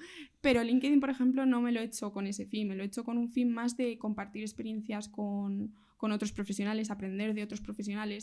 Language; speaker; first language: Spanish; native; Spanish